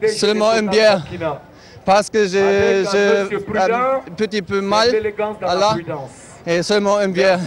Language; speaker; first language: French; non-native, learner; German